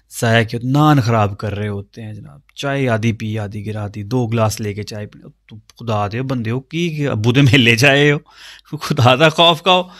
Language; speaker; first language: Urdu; non-native, local second language; Punjabi